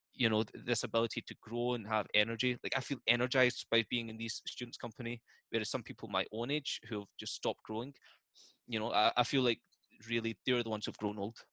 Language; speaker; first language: English; native; English